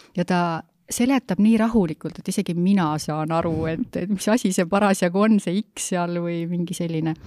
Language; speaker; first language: Estonian; native; Estonian